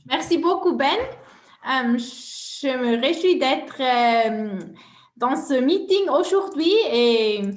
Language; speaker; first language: French; non-native, local second language; German